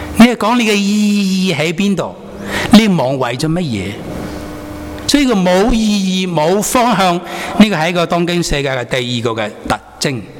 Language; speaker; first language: Chinese; non-native, local second language; Cantonese